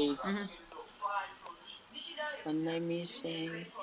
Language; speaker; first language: English; non-native, learner; Chinese